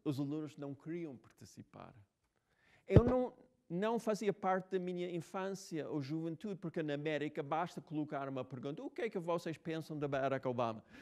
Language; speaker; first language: Portuguese; non-native, fluent; English